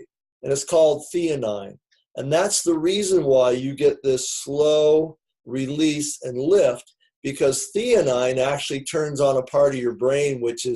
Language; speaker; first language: English; native; English